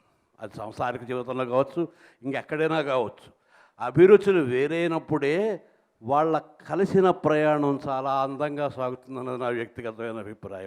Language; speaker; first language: Telugu; native; Telugu